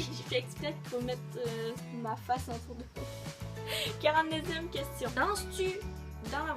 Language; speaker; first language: French; native; French